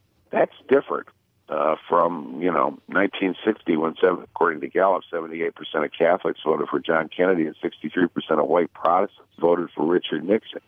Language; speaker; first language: English; native; English